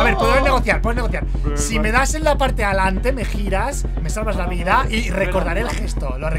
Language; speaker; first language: Spanish; native; Spanish